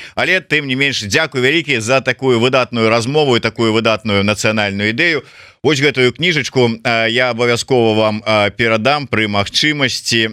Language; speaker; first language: Belarusian; native; Belarusian